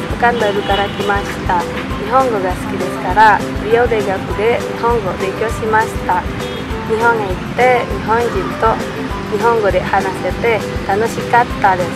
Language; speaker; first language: Japanese; non-native, fluent; Indonesian